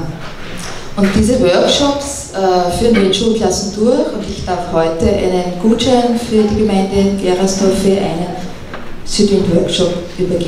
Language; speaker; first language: German; native; German